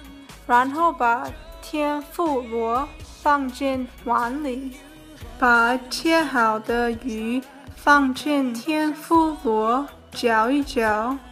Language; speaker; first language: Chinese; early bilingual, heritage; Chinese